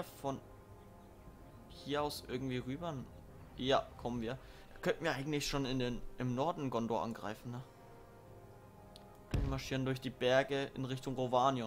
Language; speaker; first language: German; native; German